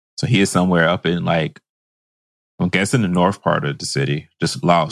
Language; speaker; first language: English; native; English